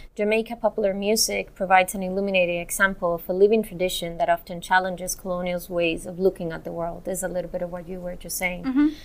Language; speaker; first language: English; non-native, fluent; Spanish